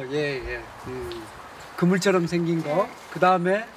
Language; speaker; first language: Korean; native; Korean